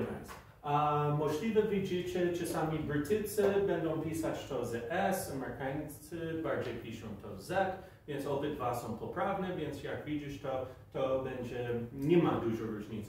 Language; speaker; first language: Polish; non-native, fluent; English